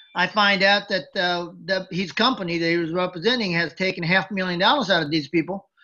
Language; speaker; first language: English; early bilingual, other home language; Japanese